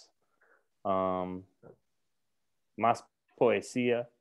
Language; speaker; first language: Spanish; non-native, learner; English